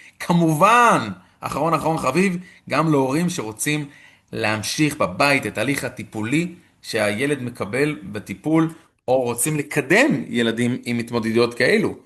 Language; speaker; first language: Hebrew; non-native, fluent; English